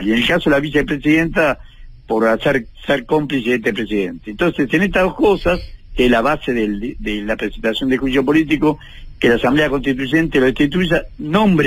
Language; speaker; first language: Spanish; native; Spanish